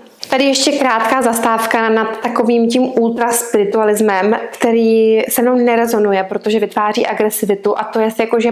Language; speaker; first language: Czech; native; Czech